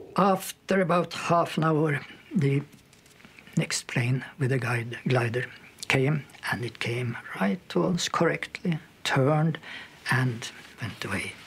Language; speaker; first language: English; non-native, fluent; Norwegian